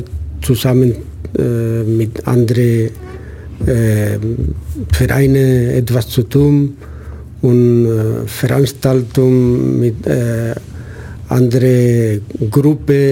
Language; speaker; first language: German; non-native, fluent; Spanish